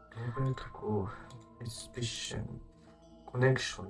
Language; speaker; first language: German; non-native, learner; Japanese